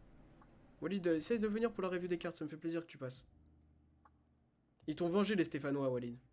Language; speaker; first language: French; native; French